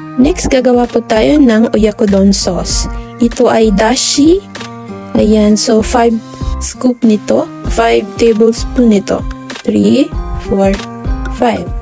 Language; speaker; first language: Filipino; native; Filipino